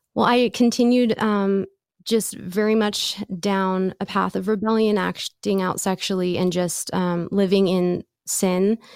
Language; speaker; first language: English; native; English